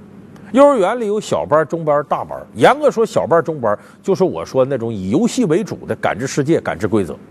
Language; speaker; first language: Chinese; native; Chinese